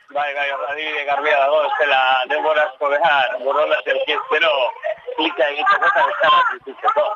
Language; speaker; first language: Basque; native; Basque